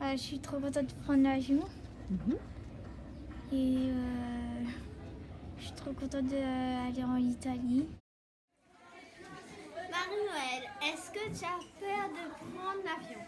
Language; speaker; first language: French; non-native, local second language; Réunion Creole French